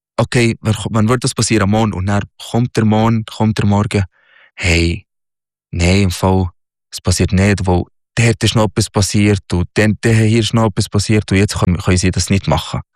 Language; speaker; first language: German; non-native, learner; Arabic